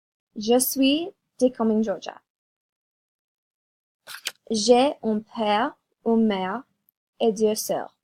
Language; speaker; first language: French; non-native, learner; English